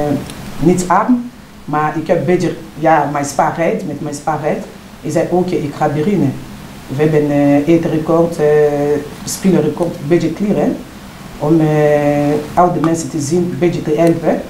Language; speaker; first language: Dutch; non-native, learner; Lingala